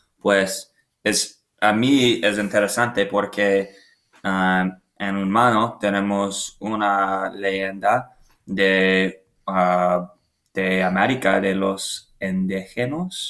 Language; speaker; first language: Spanish; non-native, learner; English